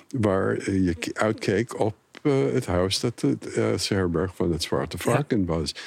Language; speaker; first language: Dutch; non-native, fluent; English